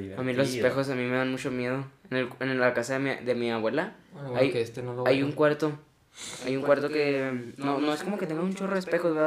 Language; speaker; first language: Spanish; native; Spanish